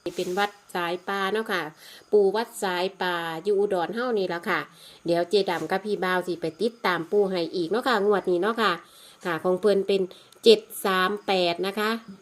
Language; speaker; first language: Thai; native; Thai